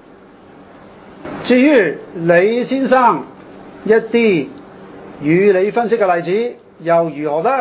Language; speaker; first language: Chinese; non-native, local second language; Cantonese